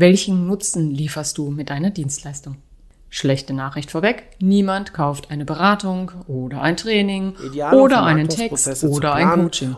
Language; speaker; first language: German; native; German